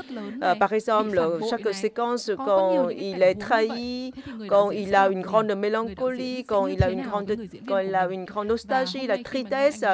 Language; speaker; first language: French; non-native, fluent; Vietnamese